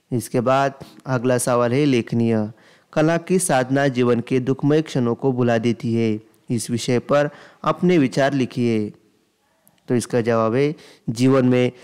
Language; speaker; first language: Hindi; non-native, local second language; Marathi